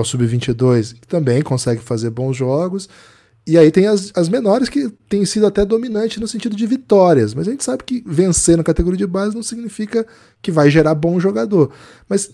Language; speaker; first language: Portuguese; native; Portuguese